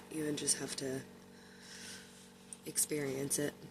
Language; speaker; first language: English; native; English